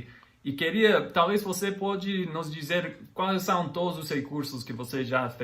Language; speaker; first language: Portuguese; non-native, fluent; English